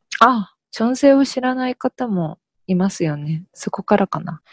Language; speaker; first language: Japanese; early bilingual, other home language; Korean